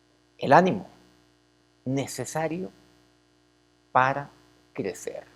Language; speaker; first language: Spanish; native; Spanish